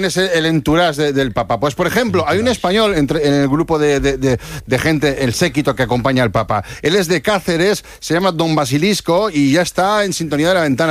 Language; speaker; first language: Spanish; native; Spanish